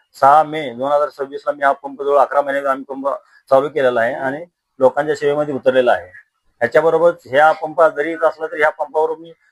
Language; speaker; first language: Marathi; native; Marathi